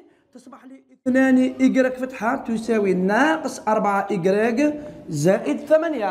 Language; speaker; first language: Arabic; native; Arabic